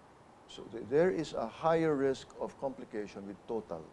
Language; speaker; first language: English; non-native, local second language; Filipino